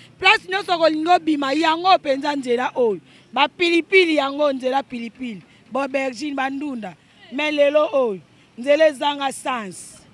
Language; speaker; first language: Lingala; native; Lingala